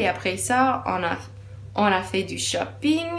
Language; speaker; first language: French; non-native, learner; English